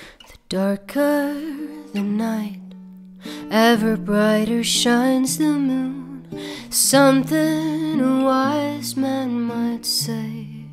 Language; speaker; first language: English; non-native, fluent; Italian